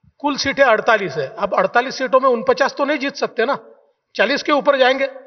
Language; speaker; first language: Hindi; non-native, local second language; Marathi